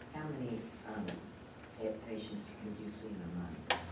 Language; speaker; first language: English; native; English